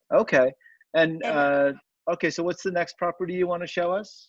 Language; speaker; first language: English; native; English